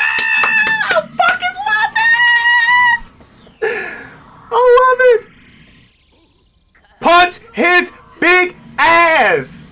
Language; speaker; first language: English; native; English